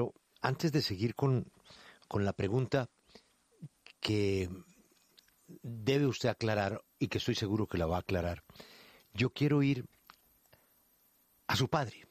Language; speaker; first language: Spanish; native; Spanish